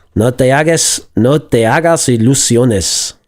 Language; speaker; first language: Spanish; non-native, fluent; English